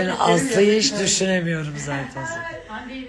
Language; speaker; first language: Turkish; native; Turkish